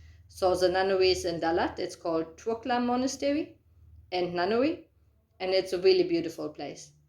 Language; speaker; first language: English; non-native, fluent; German